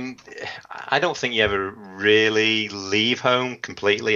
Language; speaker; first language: English; native; English